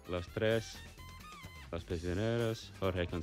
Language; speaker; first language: Spanish; non-native, learner; English